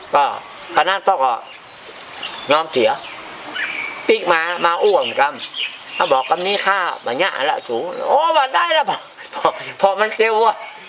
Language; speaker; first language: Thai; native; Thai